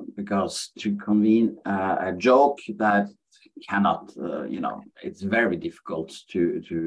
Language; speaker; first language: English; non-native, fluent; Norwegian